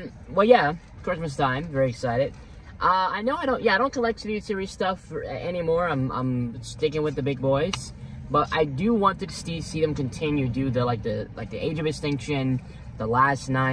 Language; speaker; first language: English; native; English